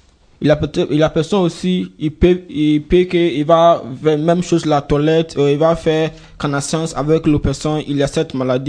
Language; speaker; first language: French; non-native, learner; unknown